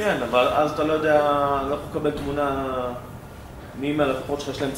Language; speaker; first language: Hebrew; native; Hebrew